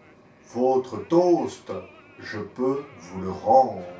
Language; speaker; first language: French; native; French